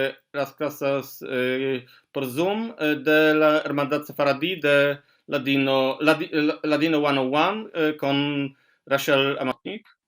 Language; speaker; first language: Spanish; non-native, learner; Polish